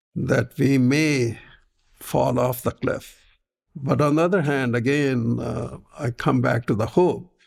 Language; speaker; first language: English; non-native, local second language; Punjabi